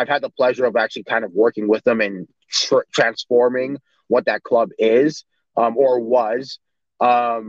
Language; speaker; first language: English; native; English